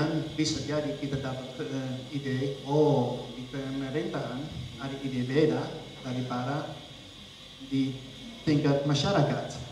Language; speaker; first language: Indonesian; non-native, fluent; Dutch